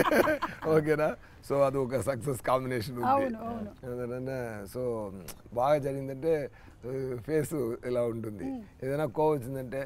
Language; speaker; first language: Telugu; non-native, learner; Tamil